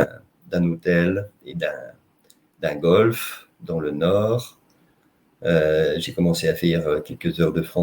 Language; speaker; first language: French; native; French